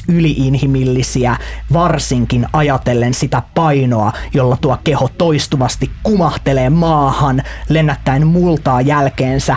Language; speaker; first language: Finnish; native; Finnish